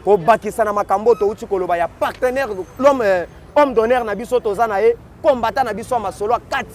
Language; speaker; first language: Lingala; non-native, local second language; Kongo